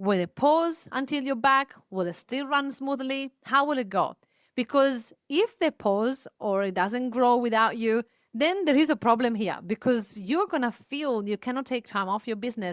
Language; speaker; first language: English; non-native, fluent; Italian